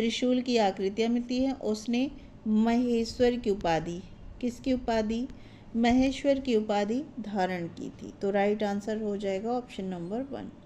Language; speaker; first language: Hindi; native; Hindi